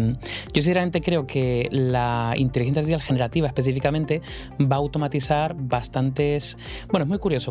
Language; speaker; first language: Spanish; native; Spanish